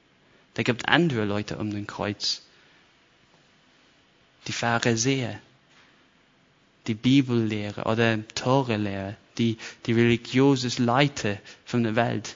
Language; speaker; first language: German; non-native, fluent; English